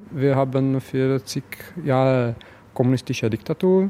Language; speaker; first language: German; non-native, learner; Czech